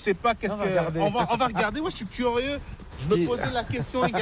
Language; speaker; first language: French; native; French